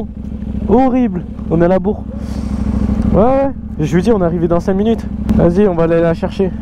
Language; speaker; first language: French; native; French